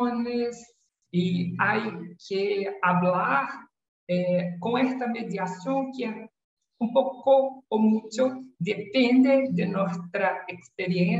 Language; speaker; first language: Spanish; non-native, learner; Portuguese